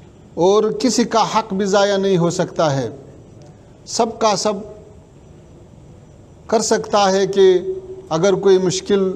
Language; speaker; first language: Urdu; non-native, fluent; Pashto